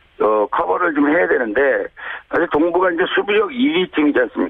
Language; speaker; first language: Korean; native; Korean